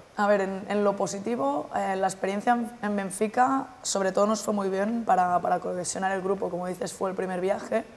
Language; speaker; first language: Spanish; native; Spanish